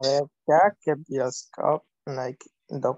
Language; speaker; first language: Indonesian; non-native, learner; Somali